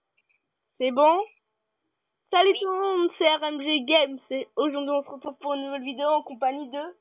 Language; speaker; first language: French; native; French